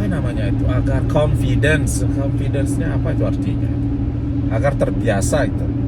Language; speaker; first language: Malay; non-native, local second language; Balinese